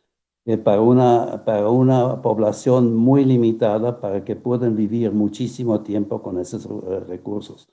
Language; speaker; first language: Spanish; non-native, fluent; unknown